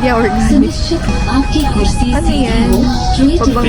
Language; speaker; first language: Filipino; native; Filipino